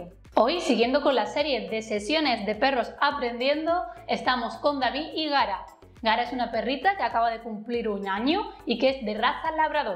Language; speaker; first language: Spanish; native; Spanish